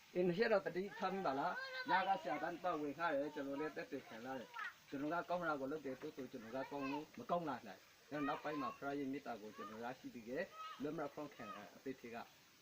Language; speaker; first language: Burmese; native; Burmese